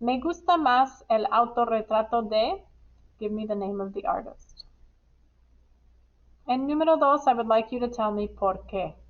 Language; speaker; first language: Spanish; non-native, fluent; English